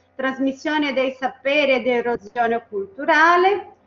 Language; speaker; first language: Italian; non-native, fluent; Portuguese